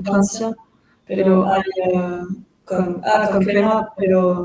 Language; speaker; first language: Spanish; non-native, learner; French